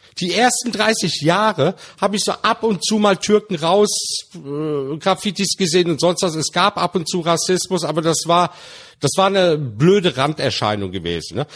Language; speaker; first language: German; early bilingual, other home language; Turkish